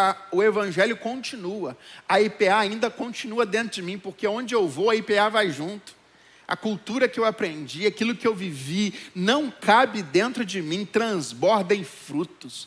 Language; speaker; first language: Portuguese; native; Portuguese